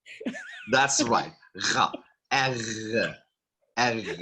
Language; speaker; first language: English; non-native, fluent; Arabic